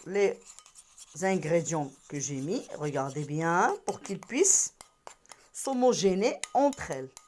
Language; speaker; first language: French; non-native, local second language; Arabic